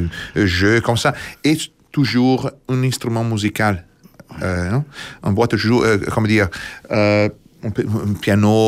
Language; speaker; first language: French; non-native, fluent; Italian